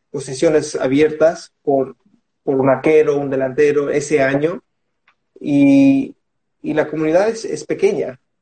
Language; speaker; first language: Spanish; early bilingual, heritage; Spanish